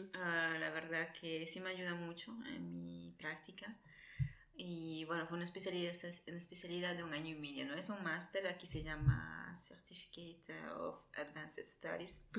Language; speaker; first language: Spanish; early bilingual, other home language; Italian